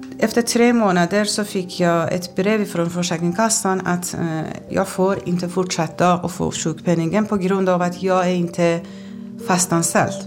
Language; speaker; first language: Swedish; non-native, fluent; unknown